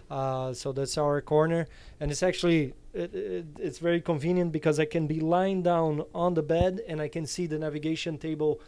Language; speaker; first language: English; non-native, fluent; Portuguese